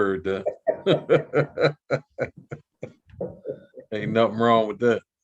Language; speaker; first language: English; native; English